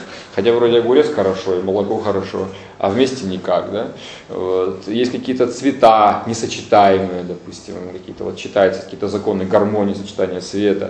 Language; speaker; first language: Russian; native; Russian